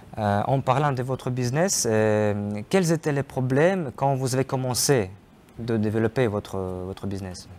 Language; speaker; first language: French; non-native, fluent; Ukrainian